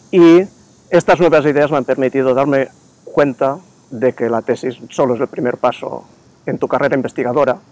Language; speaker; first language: Spanish; native; Spanish